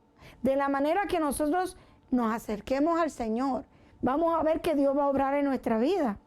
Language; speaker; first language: Spanish; native; Spanish